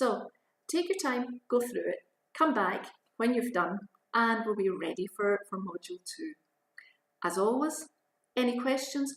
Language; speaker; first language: English; native; English